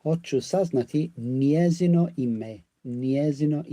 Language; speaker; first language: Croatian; non-native, learner; English